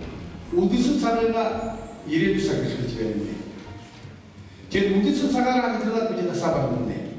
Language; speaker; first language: Mongolian; non-native, learner; Buriat